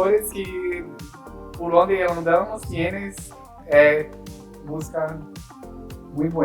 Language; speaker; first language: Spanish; non-native, learner; Portuguese